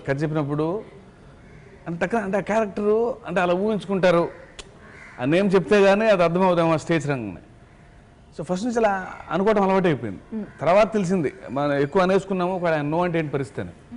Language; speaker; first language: Telugu; native; Telugu